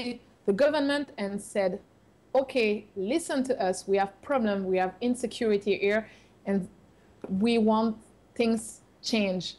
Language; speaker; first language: English; non-native, fluent; French